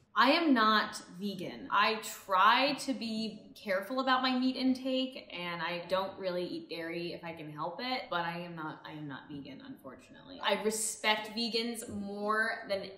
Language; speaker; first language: English; native; English